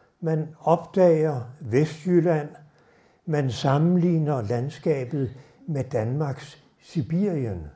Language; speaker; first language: Danish; native; Danish